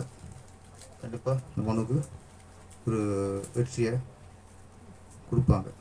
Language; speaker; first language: Tamil; native; Tamil